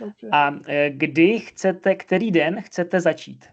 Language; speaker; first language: Czech; non-native, fluent; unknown